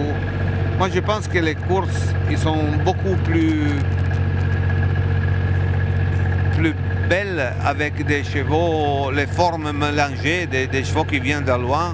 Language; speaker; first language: French; non-native, fluent; Italian